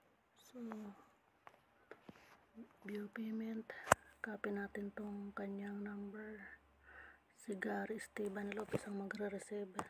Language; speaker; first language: Filipino; native; Filipino